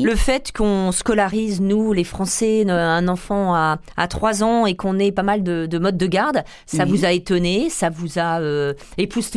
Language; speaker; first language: French; native; French